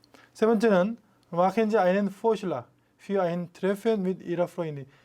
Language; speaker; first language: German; non-native, fluent; Korean